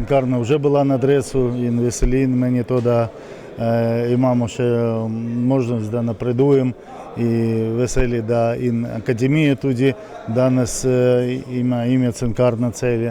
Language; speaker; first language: Slovenian; non-native, learner; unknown